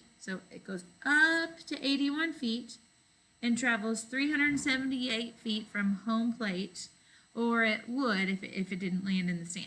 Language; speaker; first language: English; native; English